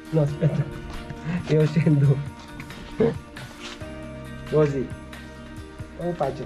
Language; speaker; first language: Italian; non-native, learner; Filipino